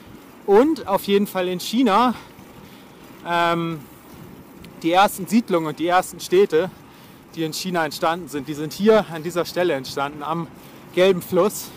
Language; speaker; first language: German; native; German